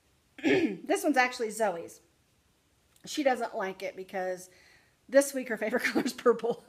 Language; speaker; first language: English; native; English